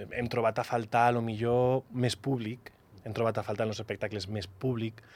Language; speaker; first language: Catalan; non-native, local second language; Spanish